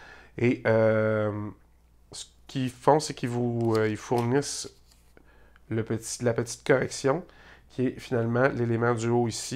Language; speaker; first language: French; native; French